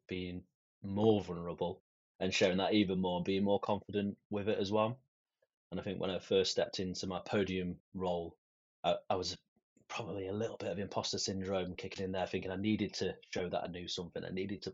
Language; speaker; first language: English; native; English